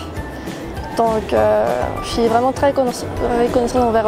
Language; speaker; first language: French; non-native, fluent; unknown